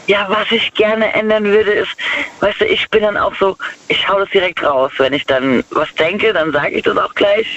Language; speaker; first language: German; native; German